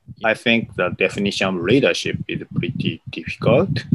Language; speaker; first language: English; non-native, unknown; Japanese